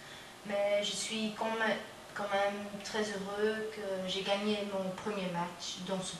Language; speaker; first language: French; non-native, learner; Dutch